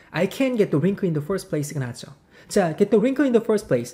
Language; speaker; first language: English; non-native, fluent; Korean